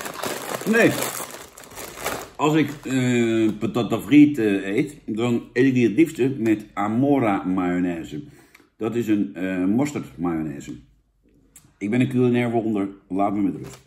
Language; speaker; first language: Dutch; native; Dutch